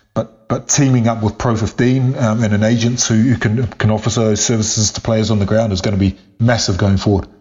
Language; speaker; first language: English; native; English